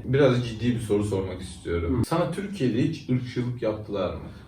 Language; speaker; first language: Turkish; native; Turkish